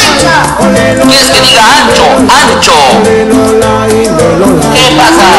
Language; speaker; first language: Spanish; native; Spanish